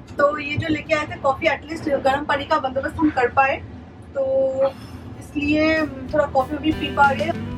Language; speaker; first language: Hindi; non-native, local second language; Bangla